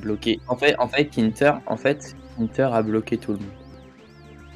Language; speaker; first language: French; native; French